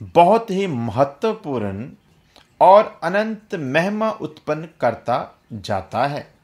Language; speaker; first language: Hindi; non-native, local second language; Punjabi